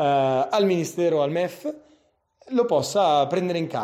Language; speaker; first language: Italian; native; Italian